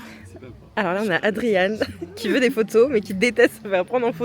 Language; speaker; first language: French; native; French